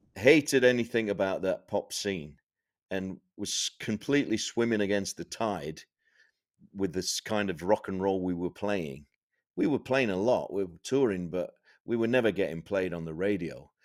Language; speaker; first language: English; native; English